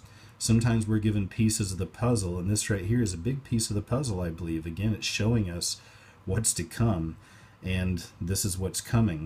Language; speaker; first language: English; native; English